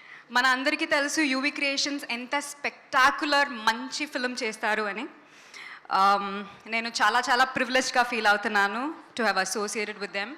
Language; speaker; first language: Telugu; non-native, learner; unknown